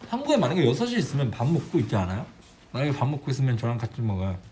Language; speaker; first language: Korean; non-native, fluent; Chinese